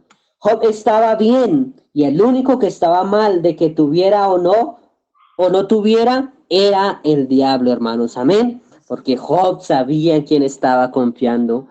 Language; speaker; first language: Spanish; native; Spanish